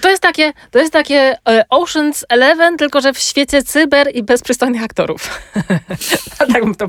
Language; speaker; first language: Polish; native; Polish